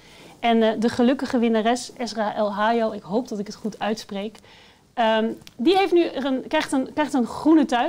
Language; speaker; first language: Dutch; native; Dutch